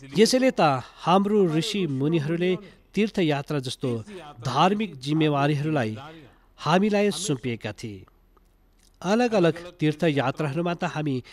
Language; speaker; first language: Nepali; native; Nepali